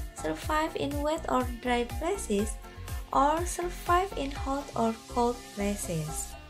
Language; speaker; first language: English; non-native, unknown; Indonesian